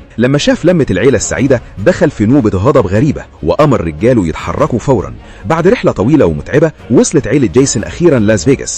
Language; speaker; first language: Arabic; native; Arabic